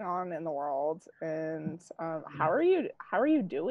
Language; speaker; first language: English; native; English